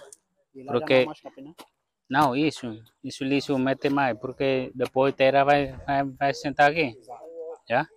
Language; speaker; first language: Portuguese; non-native, learner; Vietnamese